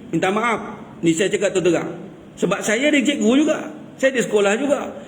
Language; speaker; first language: Malay; native; Malay